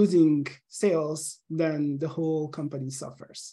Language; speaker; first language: English; non-native, fluent; Slovenian